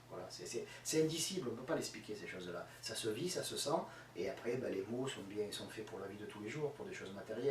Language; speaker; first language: French; native; French